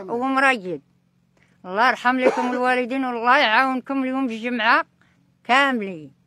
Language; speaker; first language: Arabic; native; Arabic